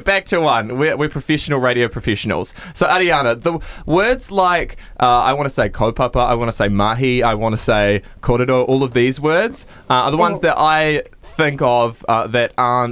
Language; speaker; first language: English; native; English